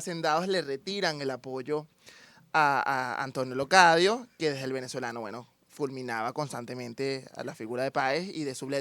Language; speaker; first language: Spanish; native; Spanish